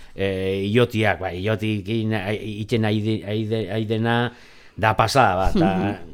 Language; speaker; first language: Basque; non-native, local second language; Spanish